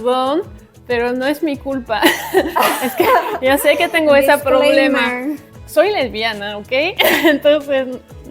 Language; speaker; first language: Spanish; non-native, fluent; French